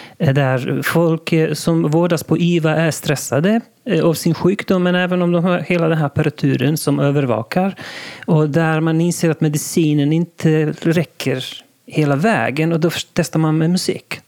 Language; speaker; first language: Swedish; non-native, local second language; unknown